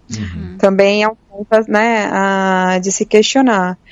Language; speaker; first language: Portuguese; native; Portuguese